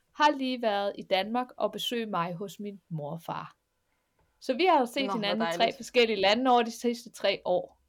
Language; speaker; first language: Danish; native; Danish